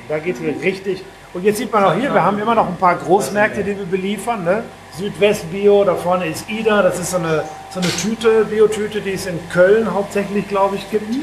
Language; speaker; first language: German; native; German